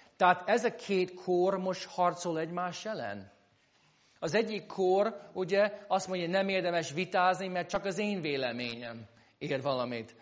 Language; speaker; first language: Hungarian; non-native, fluent; English